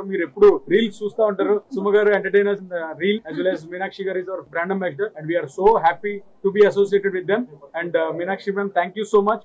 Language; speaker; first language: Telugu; native; Telugu